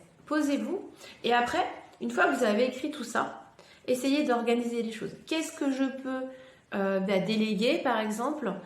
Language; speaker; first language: French; native; French